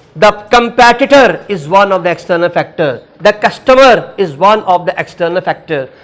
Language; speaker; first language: English; non-native, local second language; Urdu